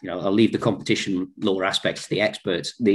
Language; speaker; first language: English; native; English